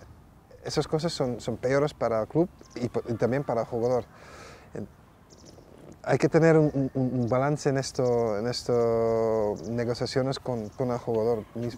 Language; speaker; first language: Spanish; non-native, fluent; Dutch